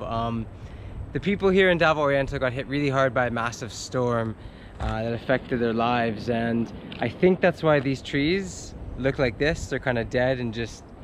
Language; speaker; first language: English; native; English